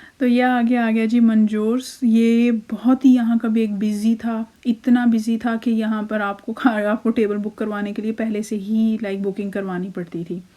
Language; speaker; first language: Urdu; native; Urdu